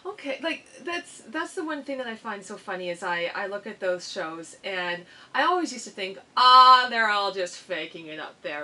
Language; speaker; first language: English; native; English